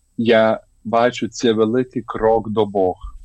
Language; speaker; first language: Ukrainian; non-native, learner; Lithuanian